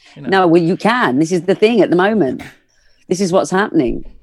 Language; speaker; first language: English; native; English